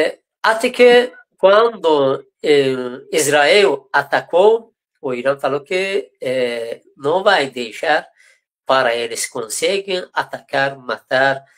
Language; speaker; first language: Portuguese; non-native, fluent; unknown